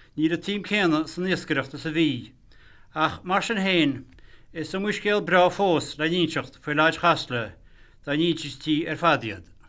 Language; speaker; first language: Irish; native; Irish